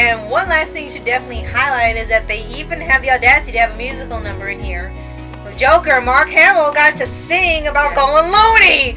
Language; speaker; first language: English; native; English